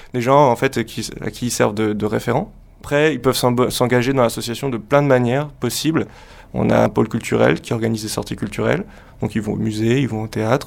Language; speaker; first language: French; native; French